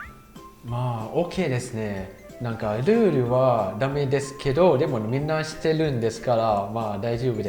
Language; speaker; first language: Japanese; non-native, fluent; Thai